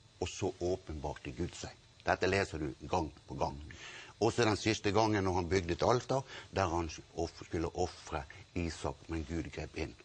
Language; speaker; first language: Norwegian; native; Norwegian